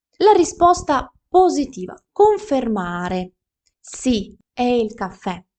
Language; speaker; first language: Italian; non-native, fluent; Ukrainian